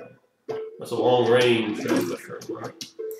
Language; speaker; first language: English; native; English